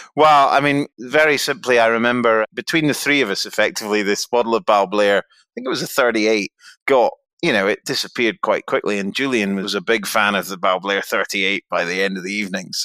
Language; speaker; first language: English; native; English